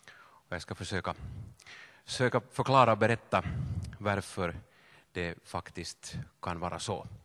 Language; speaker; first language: Swedish; native; Swedish